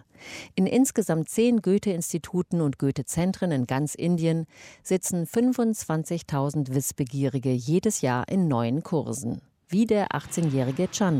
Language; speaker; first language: German; native; German